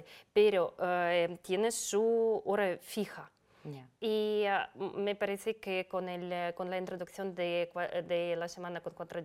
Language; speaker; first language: Spanish; non-native, fluent; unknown